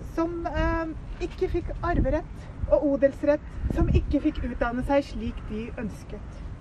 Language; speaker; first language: Norwegian; early bilingual, other home language; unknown